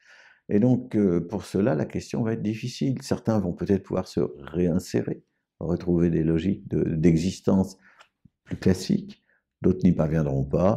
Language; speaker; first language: French; native; French